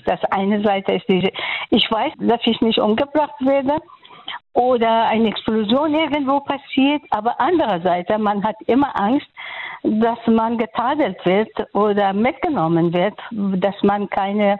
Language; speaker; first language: German; non-native, fluent; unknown